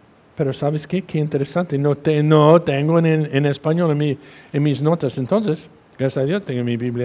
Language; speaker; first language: Spanish; non-native, fluent; English